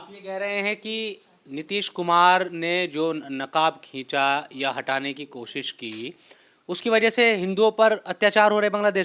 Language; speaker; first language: Hindi; native; Hindi